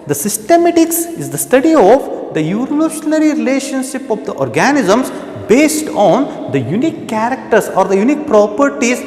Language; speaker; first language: English; non-native, local second language; Kannada